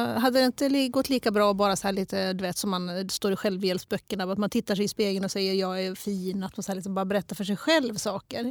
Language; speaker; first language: Swedish; native; Swedish